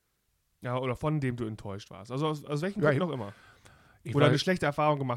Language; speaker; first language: German; native; German